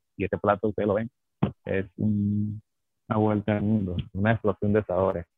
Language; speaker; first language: Spanish; native; Spanish